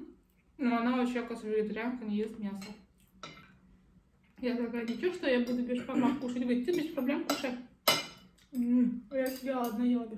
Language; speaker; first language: Russian; non-native, local second language; Kazakh